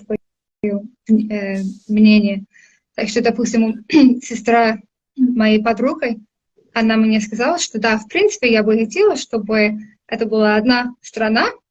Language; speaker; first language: Russian; non-native, fluent; English